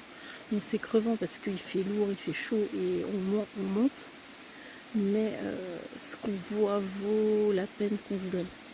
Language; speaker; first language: French; native; French